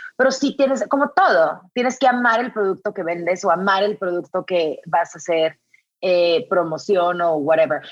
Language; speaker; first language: Spanish; native; Spanish